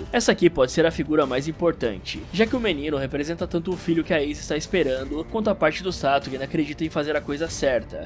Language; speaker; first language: Portuguese; native; Portuguese